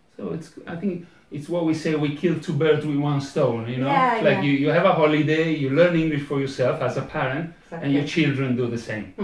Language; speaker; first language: English; non-native, fluent; Italian